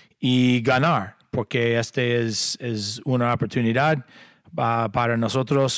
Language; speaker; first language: Spanish; non-native, learner; English